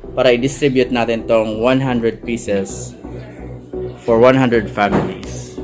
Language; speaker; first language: Filipino; non-native, local second language; Bikol